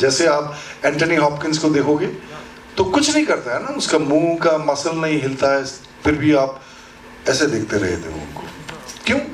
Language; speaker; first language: Hindi; non-native, local second language; Assamese